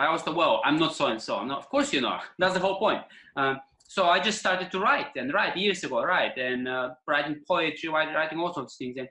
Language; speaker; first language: English; non-native, fluent; Bulgarian